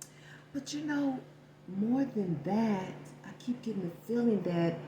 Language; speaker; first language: English; native; English